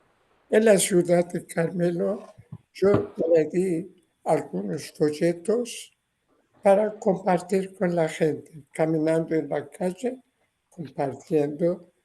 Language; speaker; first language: Spanish; non-native, learner; Persian